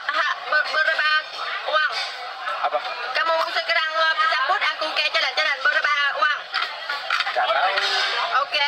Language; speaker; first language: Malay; non-native, learner; Vietnamese